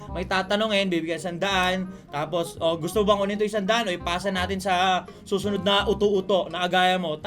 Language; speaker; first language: Filipino; native; Filipino